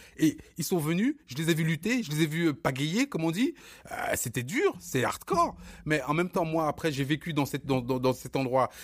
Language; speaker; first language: French; early bilingual, other home language; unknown